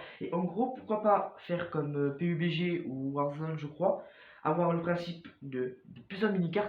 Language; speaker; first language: French; native; French